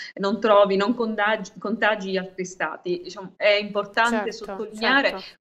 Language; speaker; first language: Italian; native; Italian